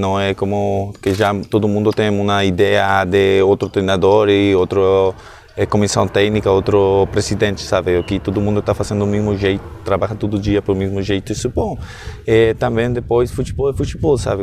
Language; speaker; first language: Portuguese; non-native, learner; Spanish